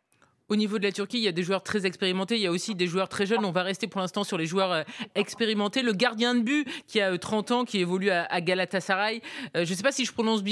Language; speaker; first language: French; native; French